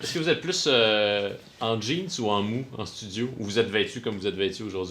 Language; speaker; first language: French; native; French